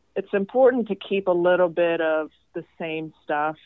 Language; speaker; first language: English; non-native, fluent; Swedish